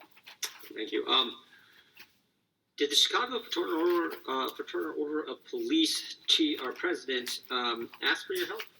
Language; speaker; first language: English; native; English